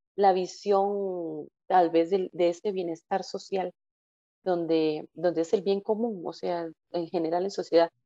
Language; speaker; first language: Spanish; native; Spanish